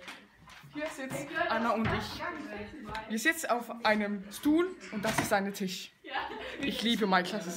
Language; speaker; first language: German; non-native, learner; Danish